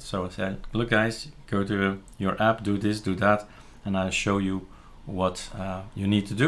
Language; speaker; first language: English; non-native, fluent; Dutch